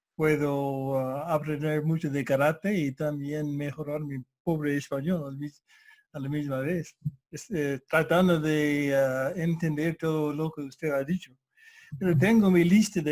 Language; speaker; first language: Spanish; non-native, fluent; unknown